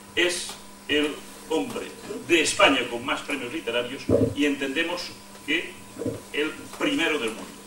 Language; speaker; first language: Spanish; non-native, local second language; Galician